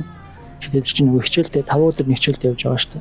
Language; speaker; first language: Mongolian; native; Mongolian